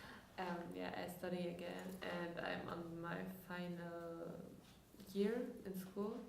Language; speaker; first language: English; non-native, learner; German